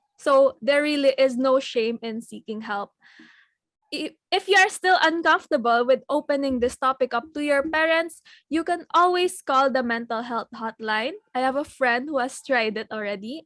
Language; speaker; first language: English; non-native, local second language; Filipino